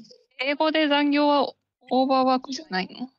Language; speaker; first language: Japanese; native; Japanese